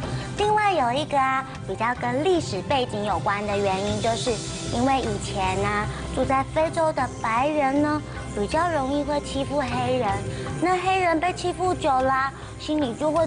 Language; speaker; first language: Chinese; native; Chinese